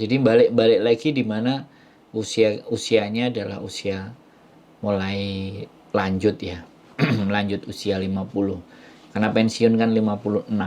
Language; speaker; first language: Indonesian; non-native, local second language; Javanese